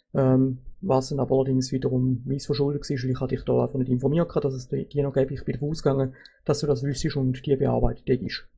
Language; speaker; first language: German; native; German